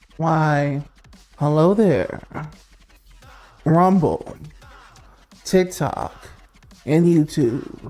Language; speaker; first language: English; native; English